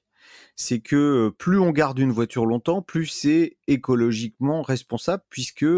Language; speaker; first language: French; native; French